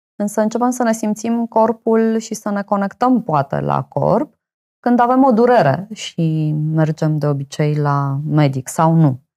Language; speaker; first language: Romanian; native; Romanian